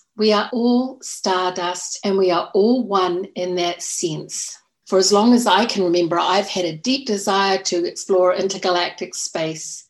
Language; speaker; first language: English; native; English